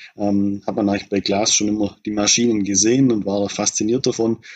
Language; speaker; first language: German; native; German